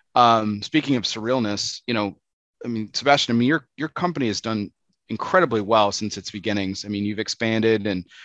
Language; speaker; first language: English; native; English